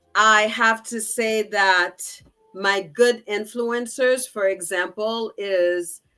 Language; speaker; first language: English; early bilingual, other home language; Haitian Creole